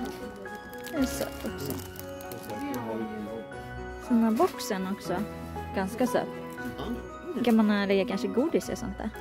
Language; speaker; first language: Swedish; non-native, learner; Japanese